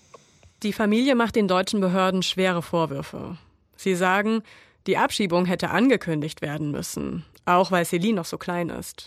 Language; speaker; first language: German; native; German